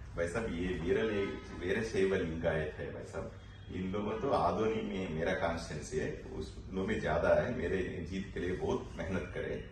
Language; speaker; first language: Hindi; non-native, local second language; Telugu